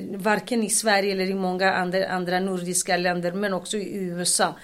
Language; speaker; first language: Swedish; non-native, fluent; Kurdish